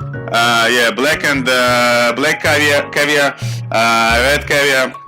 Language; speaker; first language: English; non-native, learner; Russian